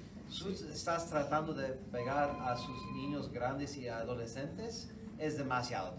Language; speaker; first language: Spanish; non-native, fluent; English